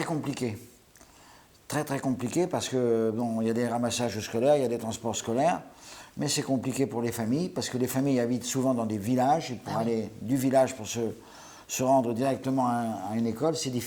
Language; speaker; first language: French; native; French